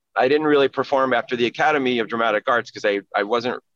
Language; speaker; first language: English; native; English